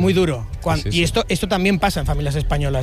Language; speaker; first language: Spanish; native; Spanish